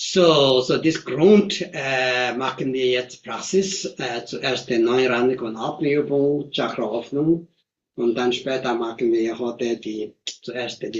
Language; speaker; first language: German; non-native, fluent; Tibetan